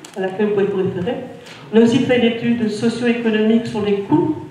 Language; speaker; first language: French; native; French